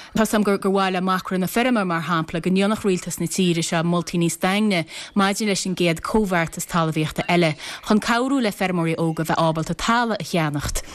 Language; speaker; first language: Irish; native; Irish